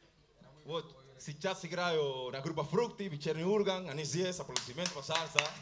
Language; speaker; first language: Russian; early bilingual, heritage; Russian